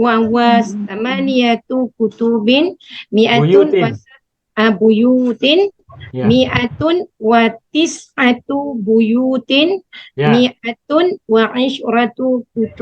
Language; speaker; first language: Arabic; non-native, learner; Indonesian